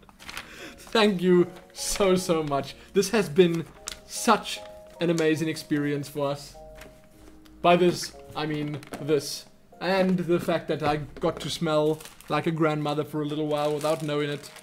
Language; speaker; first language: English; native; English